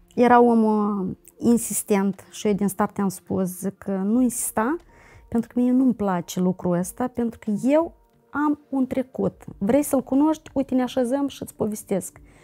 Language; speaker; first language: Romanian; native; Romanian